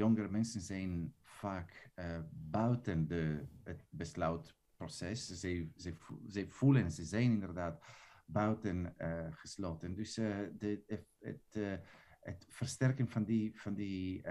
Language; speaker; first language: Dutch; non-native, fluent; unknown